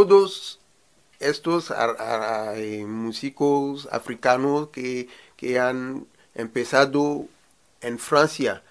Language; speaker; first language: Spanish; non-native, learner; Ewe